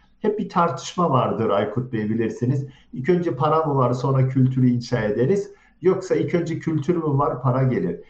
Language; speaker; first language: Turkish; early bilingual, heritage; Turkish